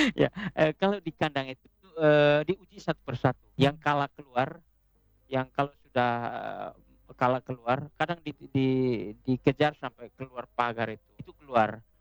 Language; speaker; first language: Indonesian; non-native, local second language; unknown